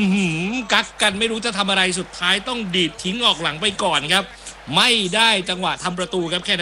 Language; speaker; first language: Thai; native; Thai